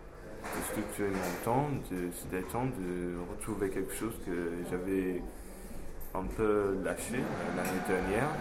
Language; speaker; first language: French; non-native, fluent; English